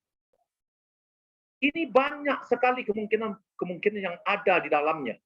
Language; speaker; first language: Indonesian; native; Indonesian